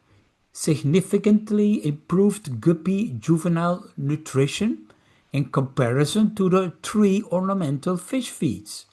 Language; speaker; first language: English; non-native, fluent; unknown